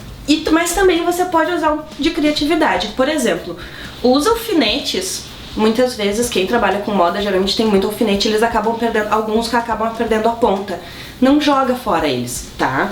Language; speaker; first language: Portuguese; native; Portuguese